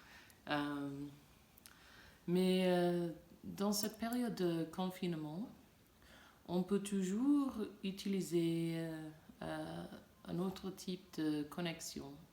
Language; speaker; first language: French; non-native, learner; English